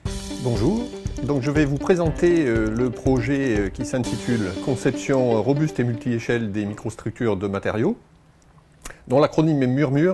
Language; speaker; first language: French; native; French